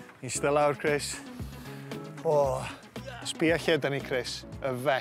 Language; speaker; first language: Welsh; native; Welsh